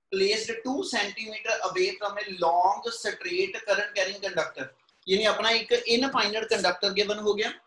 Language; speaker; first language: Hindi; non-native, local second language; Punjabi